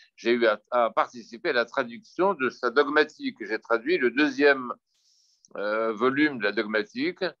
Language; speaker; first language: French; native; French